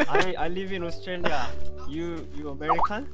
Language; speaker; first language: English; non-native, learner; Korean